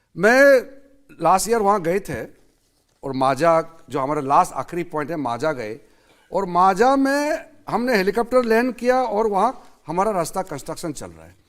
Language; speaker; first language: Hindi; non-native, local second language; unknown